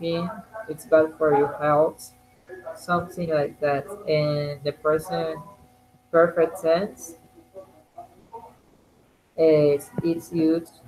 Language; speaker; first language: English; non-native, learner; Spanish